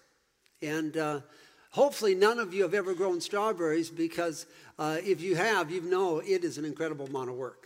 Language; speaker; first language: English; native; English